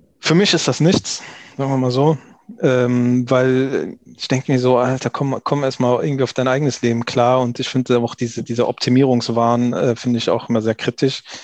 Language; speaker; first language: German; early bilingual, other home language; Arabic